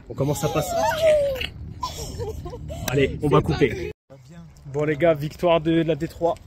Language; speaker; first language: French; native; French